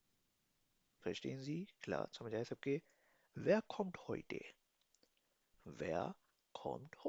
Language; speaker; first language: German; non-native, fluent; Urdu